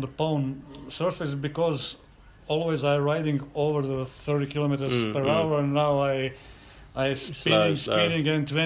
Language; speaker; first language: English; non-native, learner; Croatian